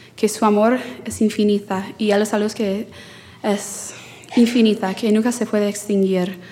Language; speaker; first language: Spanish; non-native, learner; English